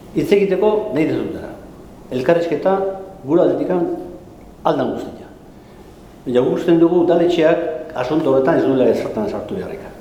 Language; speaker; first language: Basque; non-native, local second language; Spanish